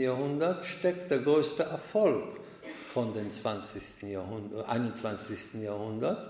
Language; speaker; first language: German; non-native, fluent; Hebrew